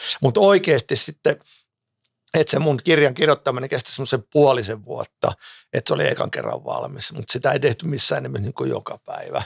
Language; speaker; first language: Finnish; native; Finnish